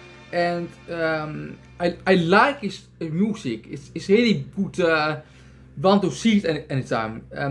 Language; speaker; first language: English; non-native, learner; Dutch